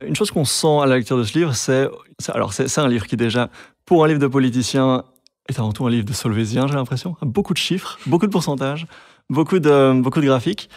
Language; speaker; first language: French; native; French